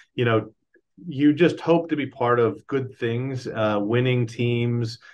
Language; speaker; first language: English; native; English